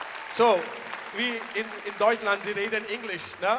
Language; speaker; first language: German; non-native, learner; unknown